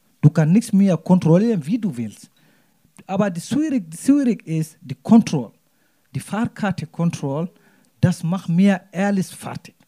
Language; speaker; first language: German; non-native, learner; Wolof